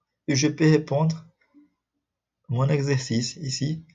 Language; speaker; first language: French; non-native, fluent; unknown